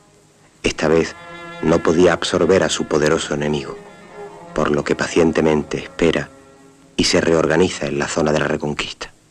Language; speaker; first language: Spanish; native; Spanish